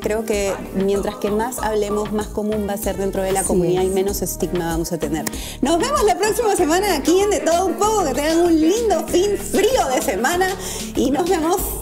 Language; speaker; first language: Spanish; native; Spanish